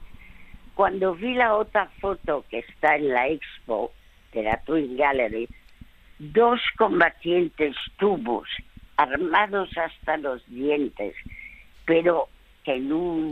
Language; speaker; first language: Spanish; early bilingual, other home language; French